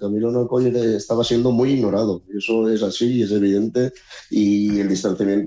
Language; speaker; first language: Spanish; native; Spanish